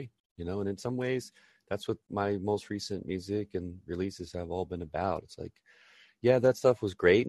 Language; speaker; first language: English; native; English